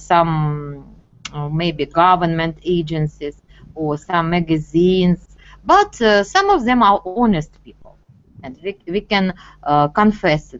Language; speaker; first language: English; non-native, fluent; Russian